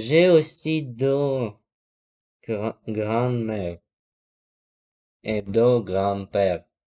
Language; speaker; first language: French; non-native, learner; Russian